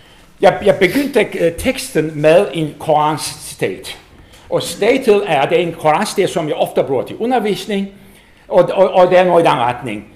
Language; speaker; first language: Danish; non-native, fluent; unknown